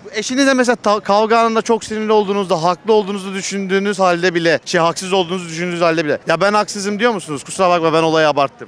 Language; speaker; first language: Turkish; native; Turkish